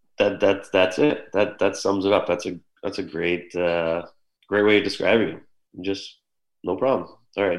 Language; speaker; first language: English; native; English